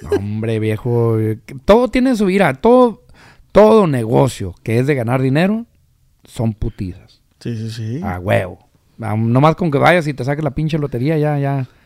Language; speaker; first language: Spanish; native; Spanish